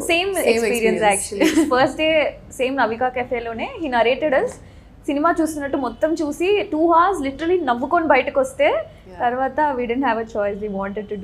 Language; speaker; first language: Telugu; native; Telugu